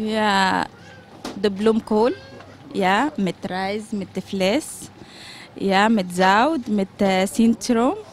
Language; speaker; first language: Dutch; non-native, learner; Arabic